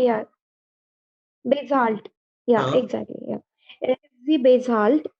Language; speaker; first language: German; non-native, learner; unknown